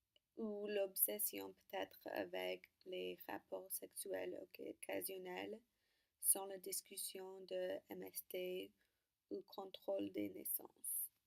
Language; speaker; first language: French; non-native, learner; English